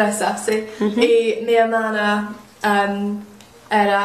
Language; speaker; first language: Spanish; non-native, learner; English